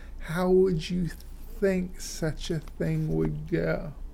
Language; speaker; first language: English; native; English